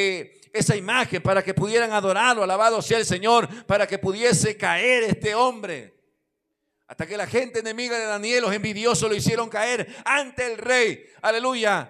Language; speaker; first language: Spanish; native; Spanish